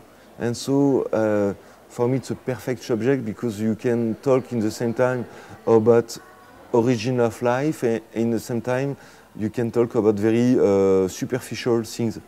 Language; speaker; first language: English; non-native, fluent; French